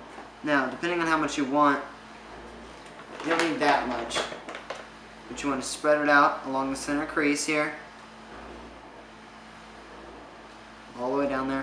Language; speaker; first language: English; native; English